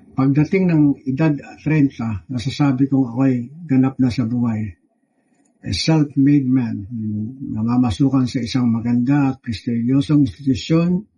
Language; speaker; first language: Filipino; native; Filipino